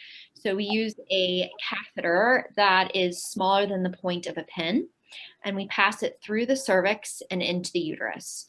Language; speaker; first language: English; native; English